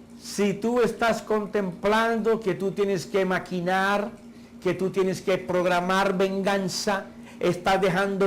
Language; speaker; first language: Spanish; native; Spanish